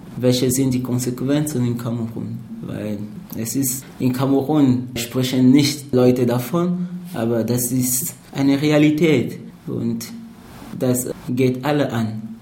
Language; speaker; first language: German; non-native, fluent; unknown